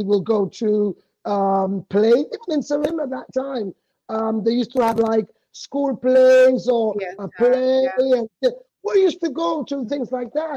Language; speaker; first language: English; non-native, local second language; Krio